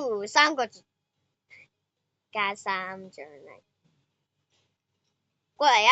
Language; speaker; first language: Chinese; native; Chinese